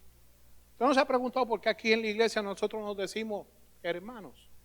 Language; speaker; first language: Spanish; native; Spanish